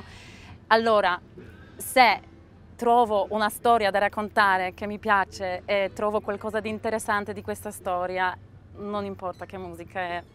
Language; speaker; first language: Italian; non-native, fluent; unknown